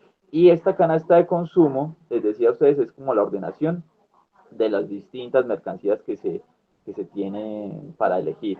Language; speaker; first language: Spanish; native; Spanish